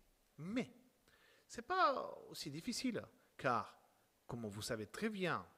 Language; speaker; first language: French; non-native, fluent; Spanish